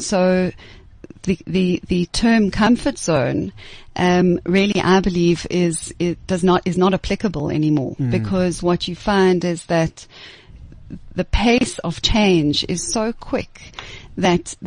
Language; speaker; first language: English; native; English